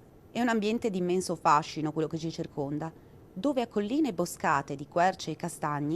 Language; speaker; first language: Italian; native; Italian